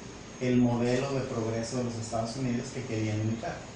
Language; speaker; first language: Spanish; native; Spanish